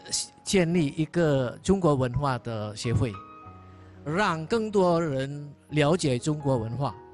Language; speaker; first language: Chinese; non-native, fluent; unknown